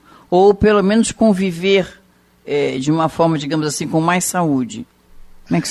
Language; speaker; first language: Portuguese; native; Portuguese